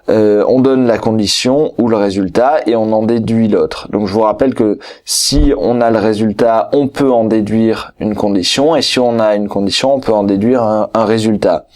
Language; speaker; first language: French; native; French